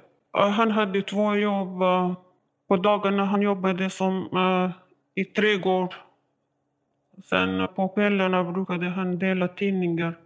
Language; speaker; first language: Swedish; non-native, learner; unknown